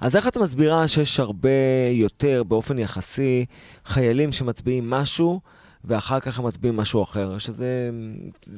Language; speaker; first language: Hebrew; native; Hebrew